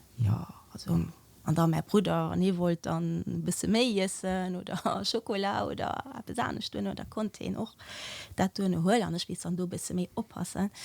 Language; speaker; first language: Luxembourgish; early bilingual, other home language; Portuguese